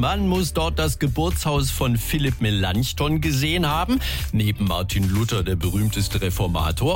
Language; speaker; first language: German; native; German